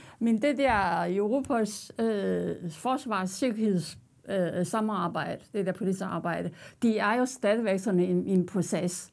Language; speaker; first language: Danish; non-native, fluent; Chinese